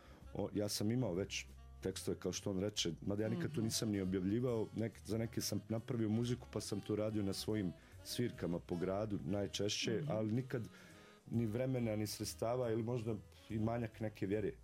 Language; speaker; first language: Serbian; native; Serbian